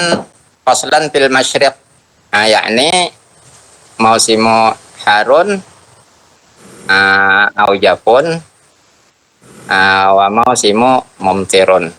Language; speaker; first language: Arabic; non-native, learner; Indonesian